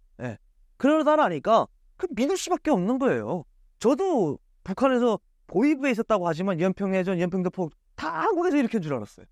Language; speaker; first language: Korean; native; Korean